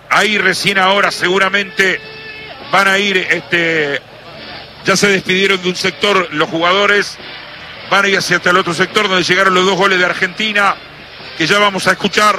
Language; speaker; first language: Spanish; native; Spanish